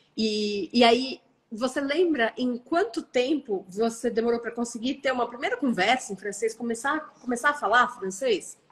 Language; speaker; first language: Portuguese; native; Portuguese